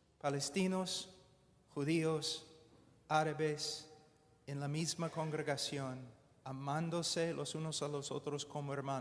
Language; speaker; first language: Spanish; non-native, fluent; English